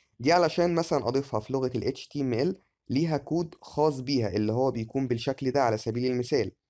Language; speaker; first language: Arabic; native; Arabic